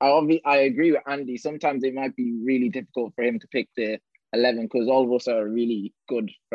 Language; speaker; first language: English; native; English